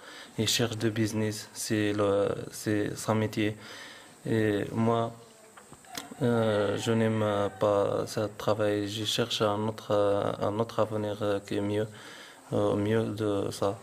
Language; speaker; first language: French; non-native, learner; Arabic